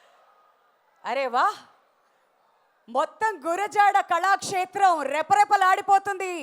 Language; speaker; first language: Telugu; native; Telugu